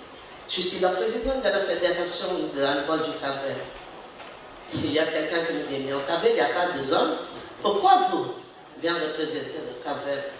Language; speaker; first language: French; non-native, learner; Portuguese